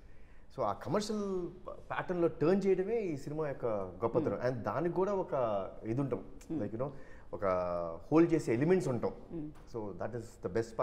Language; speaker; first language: Telugu; native; Telugu